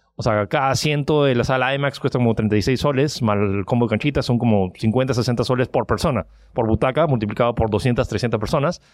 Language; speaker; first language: Spanish; early bilingual, other home language; French